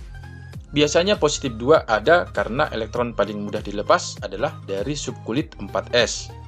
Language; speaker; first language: Indonesian; native; Indonesian